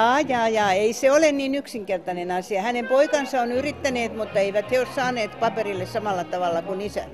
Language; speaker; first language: Finnish; non-native, fluent; Estonian